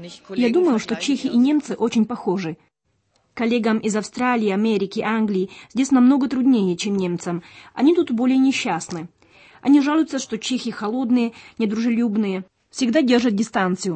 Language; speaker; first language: Russian; non-native, fluent; German